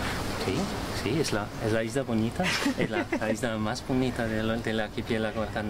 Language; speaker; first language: Spanish; non-native, learner; German